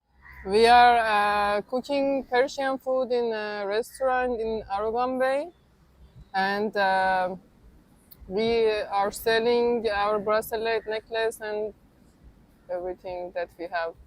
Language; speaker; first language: English; non-native, learner; Persian